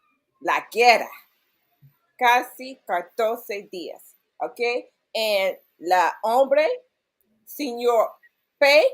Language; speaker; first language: Spanish; non-native, learner; English